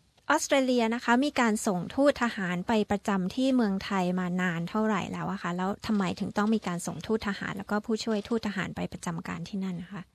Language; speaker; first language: Thai; native; Thai